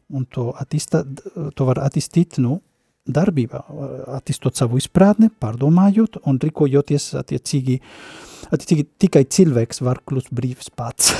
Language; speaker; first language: Latvian; non-native, fluent; Spanish